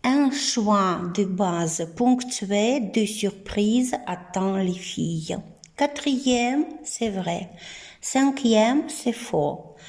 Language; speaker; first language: French; non-native, fluent; Ukrainian